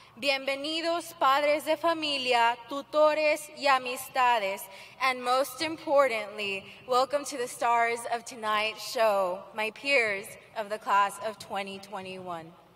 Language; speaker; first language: English; early bilingual, other home language; Spanish